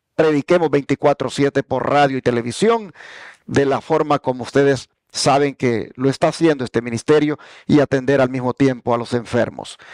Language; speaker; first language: Spanish; native; Spanish